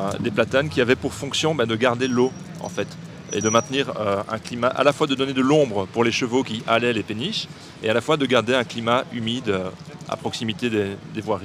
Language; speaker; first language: French; native; French